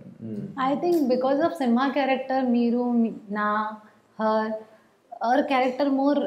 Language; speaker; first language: Telugu; non-native, learner; Hindi